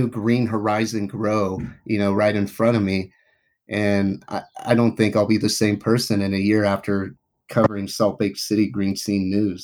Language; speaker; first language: English; native; English